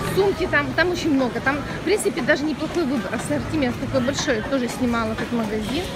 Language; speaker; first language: Russian; non-native, local second language; Ukrainian